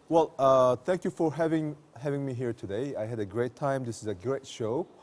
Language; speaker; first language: English; non-native, fluent; Korean